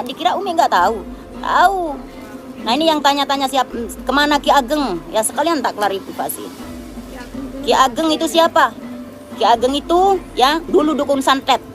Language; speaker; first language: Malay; non-native, local second language; Javanese